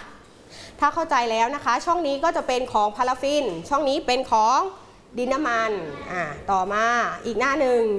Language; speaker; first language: Thai; native; Thai